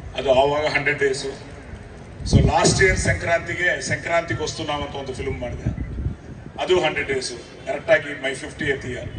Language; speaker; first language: Kannada; non-native, local second language; Telugu